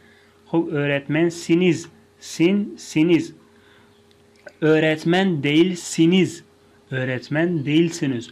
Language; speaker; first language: Turkish; non-native, fluent; Tajik